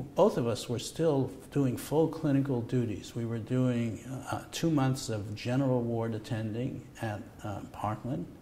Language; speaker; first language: English; native; English